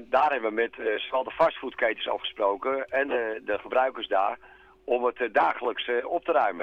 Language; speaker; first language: Dutch; native; Dutch